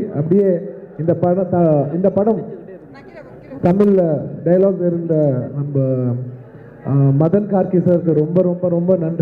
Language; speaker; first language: Tamil; non-native, local second language; Telugu